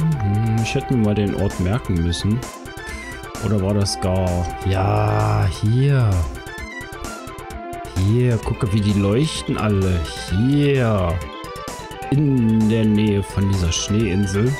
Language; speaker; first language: German; native; German